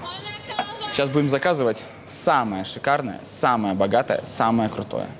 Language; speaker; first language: Russian; native; Russian